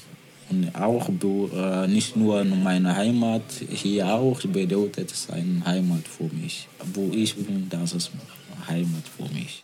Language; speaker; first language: German; non-native, learner; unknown